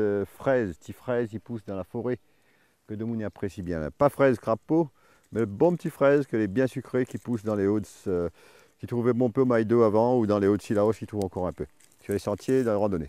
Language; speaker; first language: French; native; French